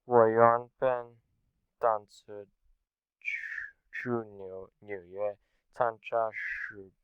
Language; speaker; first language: Chinese; non-native, learner; English